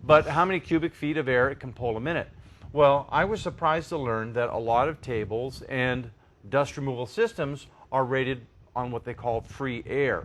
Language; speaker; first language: English; native; English